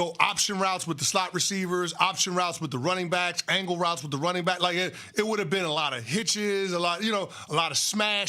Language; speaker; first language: English; native; English